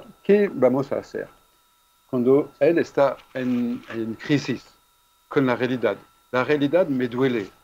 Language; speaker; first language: Spanish; non-native, fluent; French